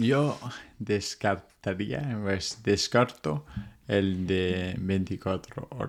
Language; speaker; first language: Spanish; non-native, fluent; English